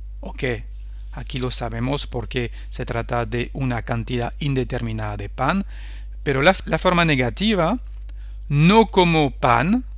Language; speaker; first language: Spanish; non-native, fluent; French